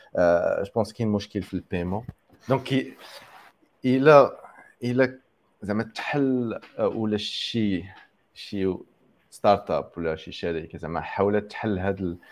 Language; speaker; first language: Arabic; native; Arabic